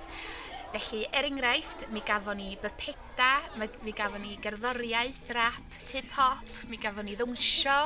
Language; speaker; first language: Welsh; native; Welsh